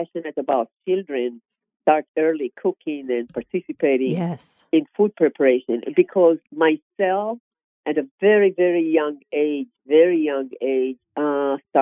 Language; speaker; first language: English; non-native, learner; Hebrew